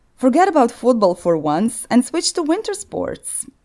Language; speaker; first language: English; non-native, fluent; Croatian